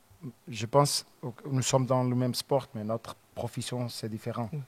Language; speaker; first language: French; non-native, learner; Portuguese